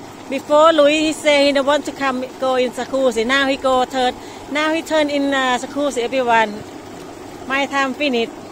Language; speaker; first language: English; non-native, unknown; Thai